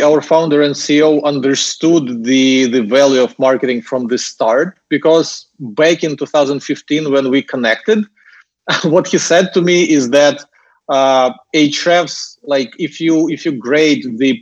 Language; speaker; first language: English; non-native, fluent; Russian